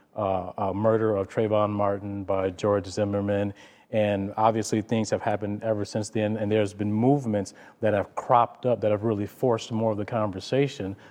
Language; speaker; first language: English; native; English